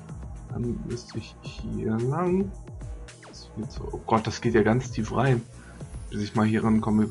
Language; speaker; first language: German; native; German